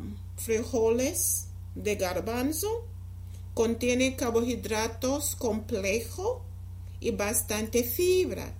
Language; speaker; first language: Spanish; non-native, fluent; English